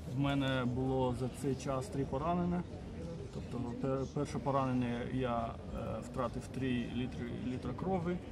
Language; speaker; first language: Ukrainian; non-native, fluent; Russian